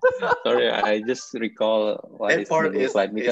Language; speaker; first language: English; non-native, fluent; Indonesian